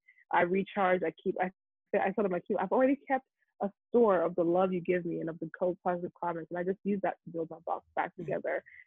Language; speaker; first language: English; non-native, local second language; Yoruba